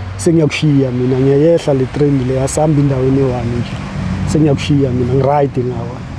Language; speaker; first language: Zulu; non-native, local second language; Southern Sotho